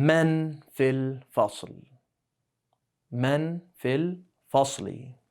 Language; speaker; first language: Arabic; non-native, fluent; English